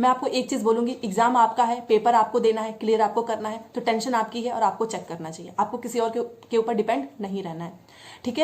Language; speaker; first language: Hindi; native; Hindi